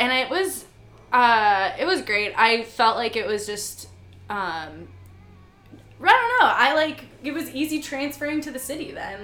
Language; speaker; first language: English; native; English